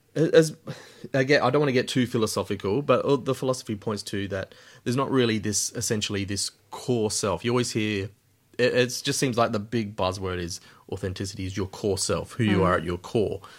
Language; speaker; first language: English; native; English